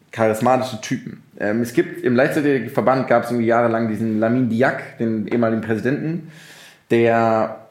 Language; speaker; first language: German; native; German